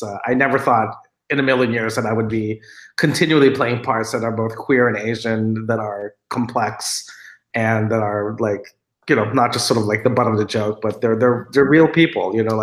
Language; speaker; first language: English; non-native, local second language; Filipino